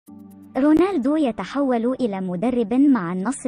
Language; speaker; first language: Arabic; native; Arabic